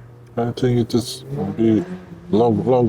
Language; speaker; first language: English; non-native, learner; Georgian